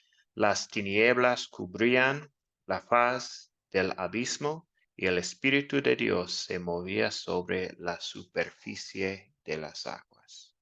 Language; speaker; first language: Spanish; non-native, fluent; English